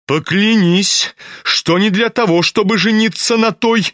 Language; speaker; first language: Russian; native; Russian